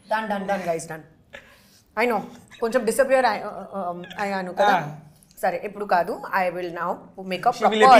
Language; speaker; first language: Telugu; non-native, learner; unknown